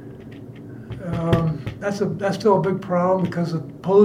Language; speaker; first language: English; native; English